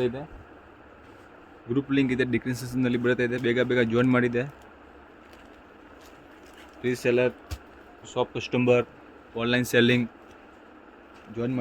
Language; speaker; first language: Kannada; non-native, local second language; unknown